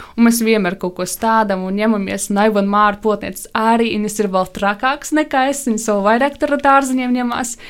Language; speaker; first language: Latvian; non-native, local second language; Russian